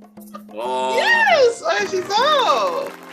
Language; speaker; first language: Japanese; non-native, learner; English